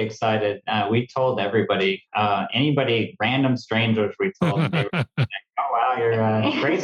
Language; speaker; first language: English; native; English